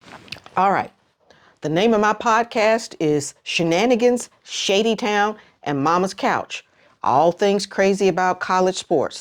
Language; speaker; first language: English; native; English